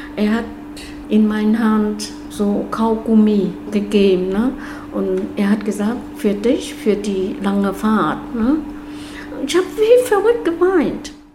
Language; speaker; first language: German; non-native, fluent; Vietnamese